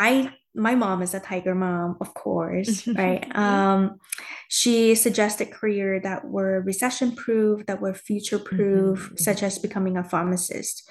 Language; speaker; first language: English; non-native, fluent; Chinese